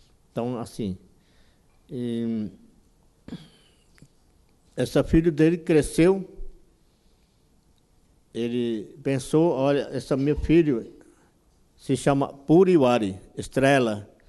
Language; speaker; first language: Portuguese; non-native, local second language; Yanomámi